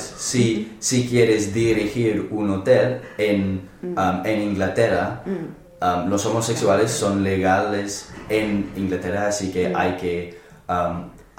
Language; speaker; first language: Spanish; non-native, learner; English